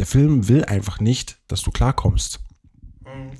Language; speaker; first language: German; native; German